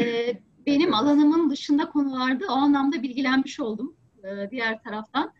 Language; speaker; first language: Turkish; native; Turkish